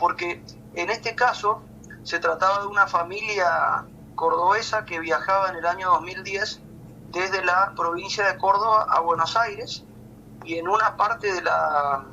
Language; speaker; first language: Spanish; native; Spanish